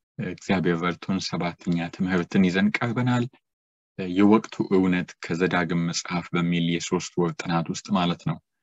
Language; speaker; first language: Amharic; non-native, local second language; Sidamo